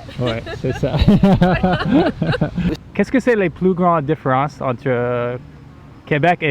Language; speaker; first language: French; non-native, local second language; English